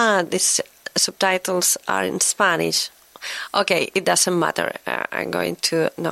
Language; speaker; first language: English; non-native, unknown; Catalan